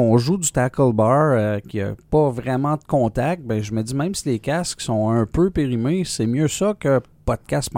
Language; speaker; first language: French; native; French